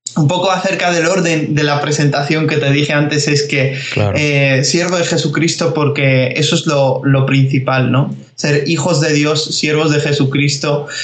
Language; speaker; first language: Spanish; early bilingual, other home language; Georgian